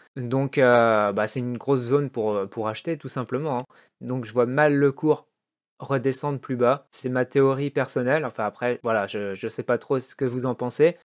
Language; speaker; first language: French; native; French